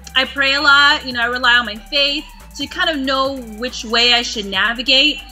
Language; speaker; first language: English; native; English